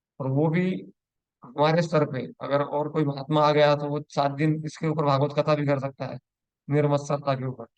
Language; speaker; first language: Hindi; non-native, local second language; Marathi